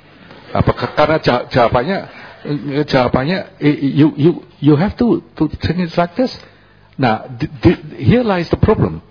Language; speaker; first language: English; non-native, fluent; Indonesian